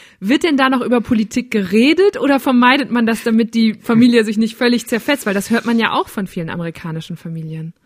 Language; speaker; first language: German; native; German